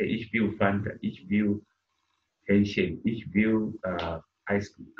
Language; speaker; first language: German; non-native, fluent; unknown